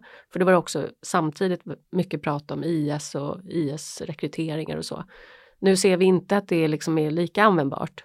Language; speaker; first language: Swedish; native; Swedish